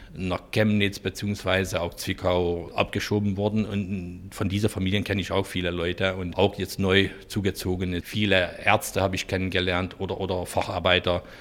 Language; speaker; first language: German; non-native, fluent; Hungarian